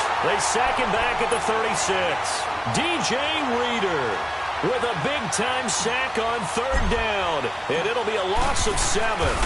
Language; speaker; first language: English; native; English